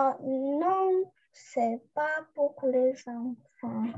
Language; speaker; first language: French; non-native, learner; Russian